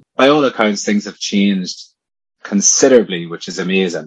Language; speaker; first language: English; native; English